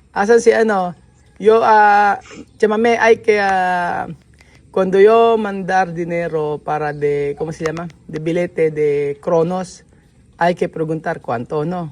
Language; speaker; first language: Spanish; non-native, learner; Filipino